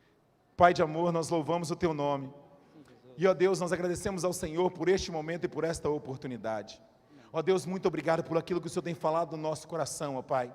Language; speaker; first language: Portuguese; native; Portuguese